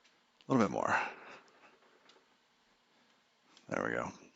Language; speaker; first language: English; native; English